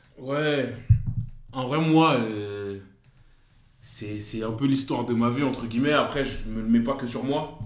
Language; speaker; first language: French; native; French